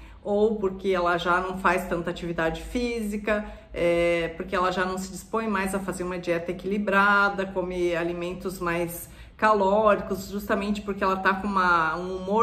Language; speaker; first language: Portuguese; native; Portuguese